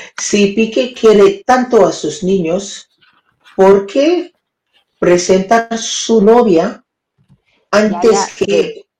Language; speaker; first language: Spanish; non-native, learner; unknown